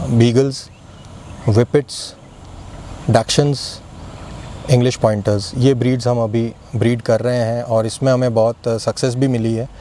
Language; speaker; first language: Hindi; native; Hindi